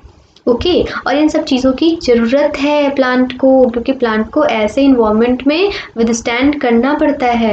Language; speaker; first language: Hindi; native; Hindi